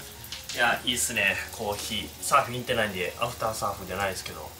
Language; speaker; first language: Japanese; native; Japanese